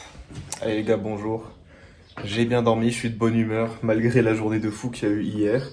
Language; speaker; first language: French; native; French